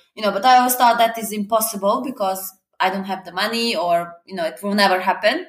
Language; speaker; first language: English; non-native, fluent; Serbian